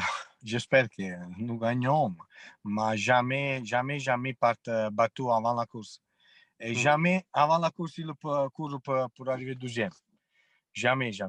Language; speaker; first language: French; non-native, fluent; Italian